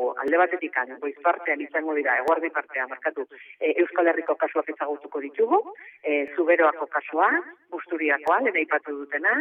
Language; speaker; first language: Basque; native; Basque